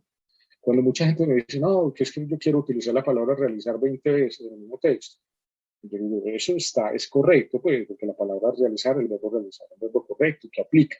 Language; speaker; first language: Spanish; native; Spanish